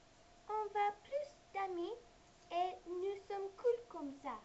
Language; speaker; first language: French; non-native, learner; English